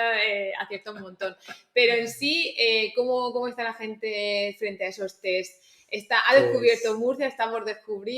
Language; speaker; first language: Spanish; native; Spanish